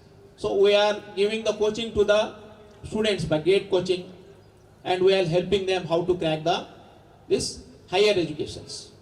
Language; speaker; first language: English; non-native, local second language; Telugu